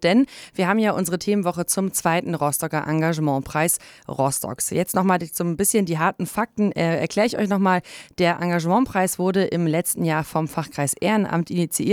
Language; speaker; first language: German; native; German